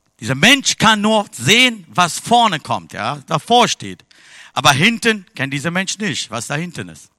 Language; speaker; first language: German; non-native, fluent; Tamil